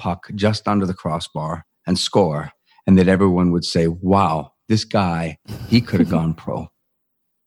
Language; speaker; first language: English; native; English